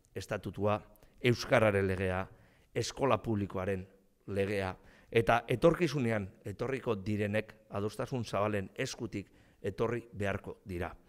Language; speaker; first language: Basque; non-native, local second language; Spanish